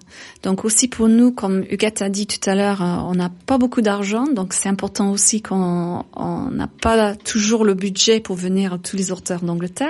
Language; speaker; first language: French; non-native, fluent; English